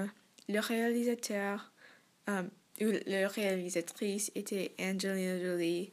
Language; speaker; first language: French; non-native, learner; English